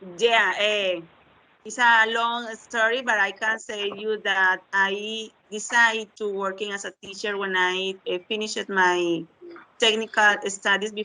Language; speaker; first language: English; non-native, learner; Spanish